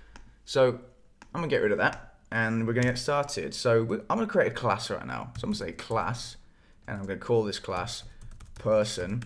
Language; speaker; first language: English; native; English